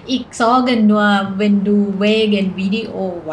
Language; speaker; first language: German; non-native, learner; Thai